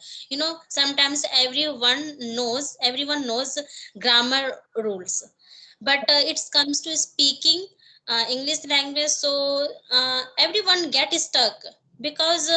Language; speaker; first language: English; non-native, learner; Hindi